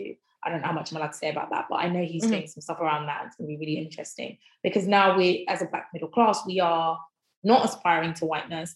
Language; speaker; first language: English; native; English